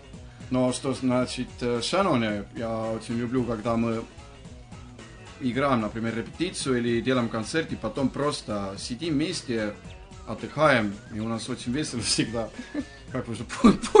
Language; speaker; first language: Russian; non-native, fluent; Estonian